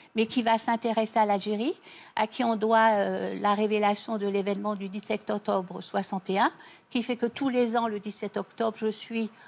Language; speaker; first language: French; native; French